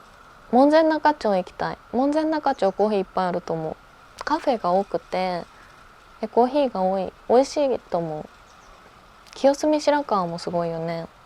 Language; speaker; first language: Japanese; early bilingual, heritage; Japanese